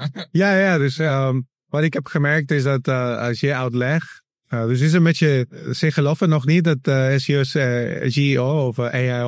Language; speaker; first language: Dutch; non-native, learner; Spanish